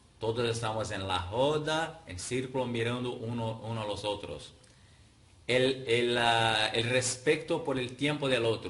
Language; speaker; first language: Spanish; non-native, fluent; Portuguese